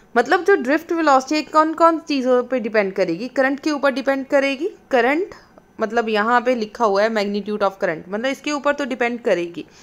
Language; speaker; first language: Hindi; non-native, local second language; Punjabi